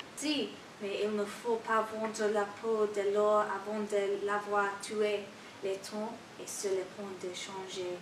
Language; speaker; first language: French; non-native, learner; English